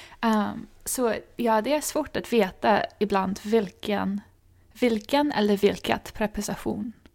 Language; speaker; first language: Swedish; non-native, fluent; English